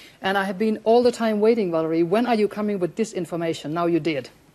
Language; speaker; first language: English; non-native, fluent; Finnish